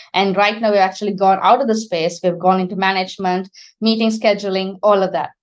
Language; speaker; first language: English; non-native, local second language; Sinhala